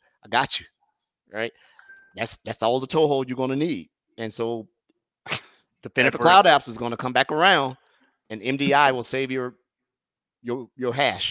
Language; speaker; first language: English; native; English